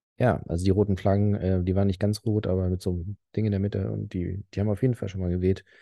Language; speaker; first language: German; early bilingual, other home language; Arabic